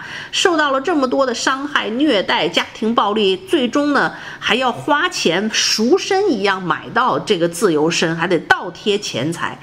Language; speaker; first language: Chinese; native; Chinese